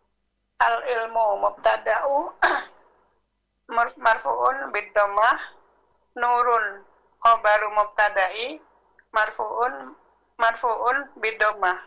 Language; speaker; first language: Arabic; non-native, learner; Indonesian